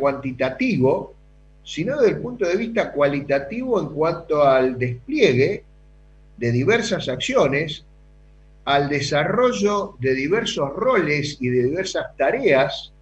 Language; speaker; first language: Spanish; native; Spanish